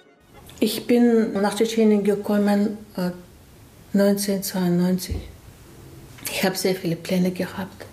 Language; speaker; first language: German; non-native, learner; Chechen